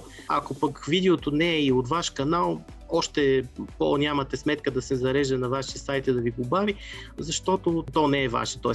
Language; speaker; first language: Bulgarian; native; Bulgarian